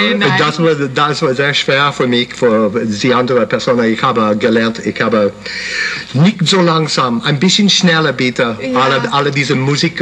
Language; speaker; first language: German; non-native, learner; English